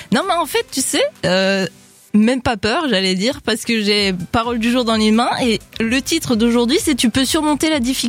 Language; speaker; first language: French; native; French